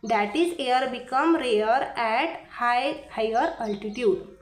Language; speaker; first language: English; non-native, local second language; Marathi